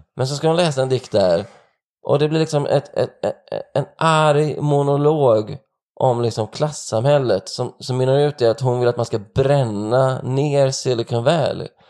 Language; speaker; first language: Swedish; native; Swedish